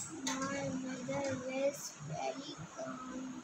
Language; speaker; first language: English; non-native, learner; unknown